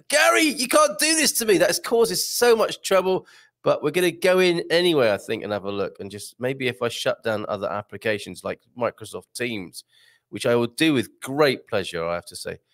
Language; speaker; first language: English; native; English